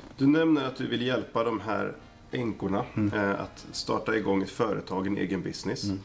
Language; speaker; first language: Swedish; native; Swedish